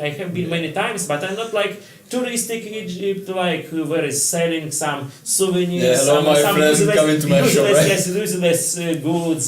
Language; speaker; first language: English; non-native, learner; Russian